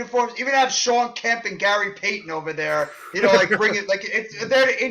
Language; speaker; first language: English; native; English